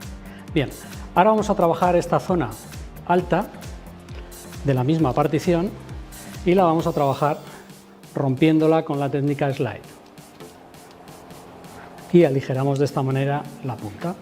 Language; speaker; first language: Spanish; native; Spanish